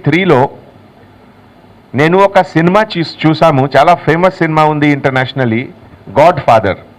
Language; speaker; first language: Telugu; non-native, local second language; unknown